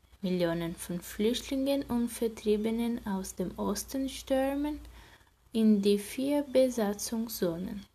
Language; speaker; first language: German; non-native, learner; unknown